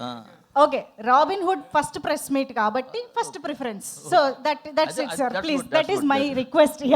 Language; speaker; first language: Telugu; native; Telugu